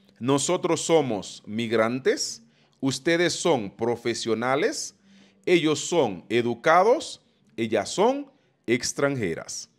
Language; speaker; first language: Spanish; non-native, fluent; Haitian Creole